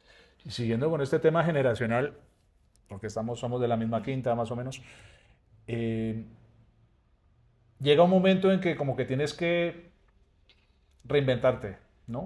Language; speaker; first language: Spanish; native; Spanish